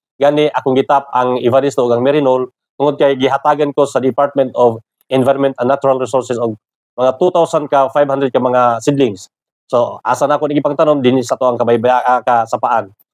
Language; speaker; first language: Cebuano; non-native, local second language; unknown